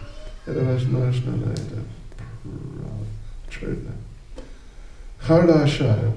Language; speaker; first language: Russian; non-native, learner; English